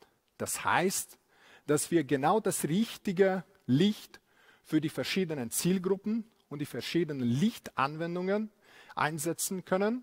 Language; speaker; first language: German; non-native, fluent; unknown